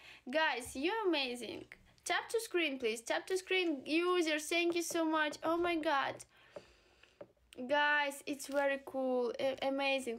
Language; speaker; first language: English; non-native, learner; Russian